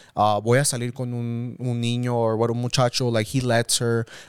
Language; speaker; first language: Spanish; early bilingual, heritage; Spanish